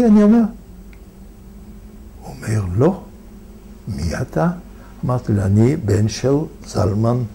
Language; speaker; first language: Hebrew; non-native, fluent; Yiddish